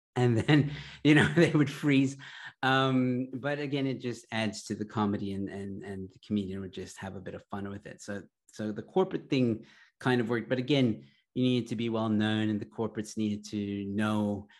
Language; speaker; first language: English; early bilingual, other home language; Arabic